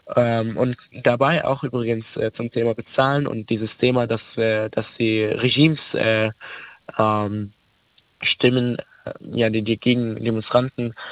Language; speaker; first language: German; early bilingual, other home language; Arabic